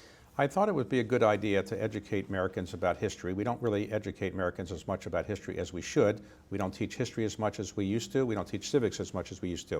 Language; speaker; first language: English; native; English